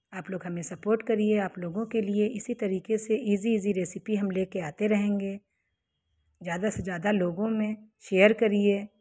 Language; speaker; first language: Hindi; native; Hindi